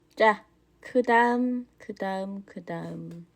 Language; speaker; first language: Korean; non-native, learner; Khmer